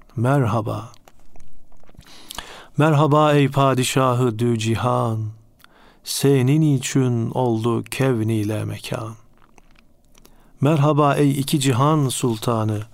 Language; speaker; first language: Turkish; native; Turkish